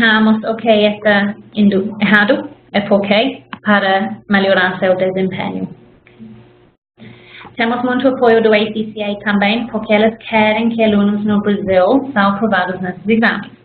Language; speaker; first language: Portuguese; non-native, fluent; English